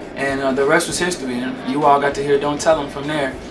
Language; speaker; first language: English; native; English